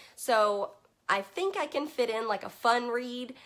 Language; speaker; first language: English; native; English